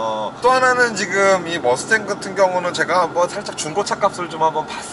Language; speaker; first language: Korean; native; Korean